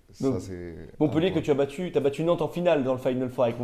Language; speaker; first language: French; native; French